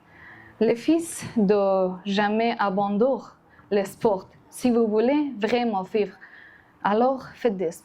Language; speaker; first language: French; non-native, learner; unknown